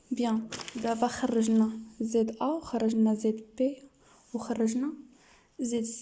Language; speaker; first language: Arabic; native; Arabic